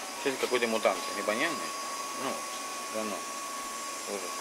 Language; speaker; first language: Russian; non-native, learner; Spanish